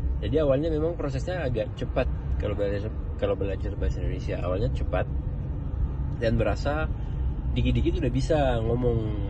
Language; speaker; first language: Indonesian; non-native, fluent; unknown